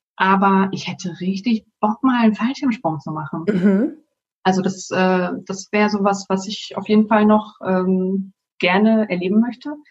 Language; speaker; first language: German; native; German